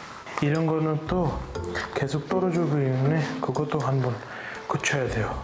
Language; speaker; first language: Korean; non-native, learner; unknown